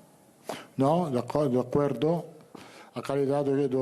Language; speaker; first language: Portuguese; non-native, learner; Italian